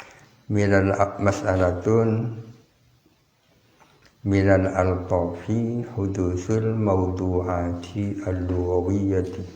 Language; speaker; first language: Arabic; non-native, fluent; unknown